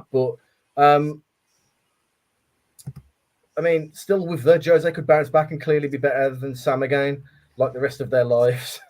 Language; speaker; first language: English; native; English